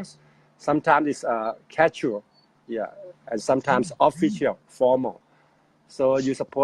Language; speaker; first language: English; non-native, fluent; Thai